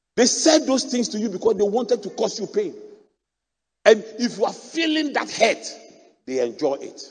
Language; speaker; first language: English; non-native, local second language; Akan